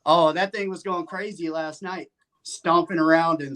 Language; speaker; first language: English; native; English